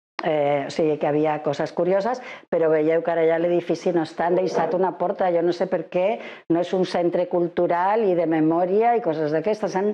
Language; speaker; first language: Catalan; non-native, fluent; Spanish